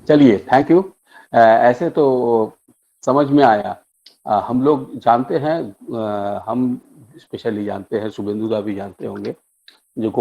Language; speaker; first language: Hindi; native; Hindi